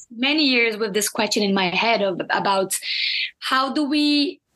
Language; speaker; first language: English; non-native, fluent; Portuguese